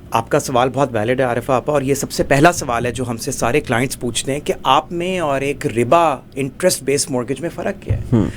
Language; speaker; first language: Urdu; native; Urdu